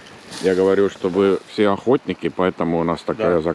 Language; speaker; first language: Russian; non-native, local second language; Estonian